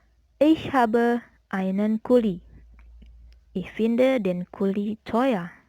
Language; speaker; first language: German; non-native, fluent; Indonesian